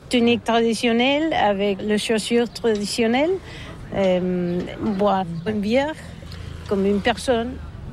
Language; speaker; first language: French; non-native, learner; Catalan